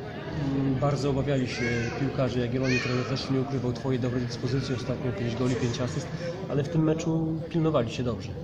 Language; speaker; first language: Polish; native; Polish